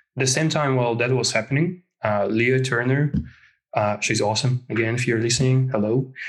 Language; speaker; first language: English; non-native, fluent; Russian